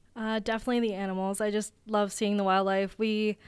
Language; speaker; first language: English; native; English